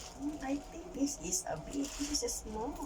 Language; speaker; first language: English; non-native, learner; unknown